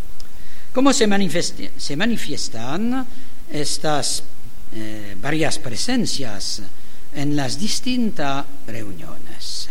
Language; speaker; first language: Spanish; non-native, learner; German